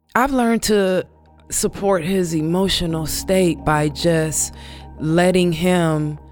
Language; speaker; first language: English; native; English